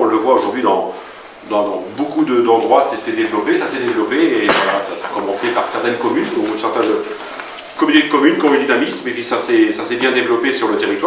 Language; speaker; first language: French; native; French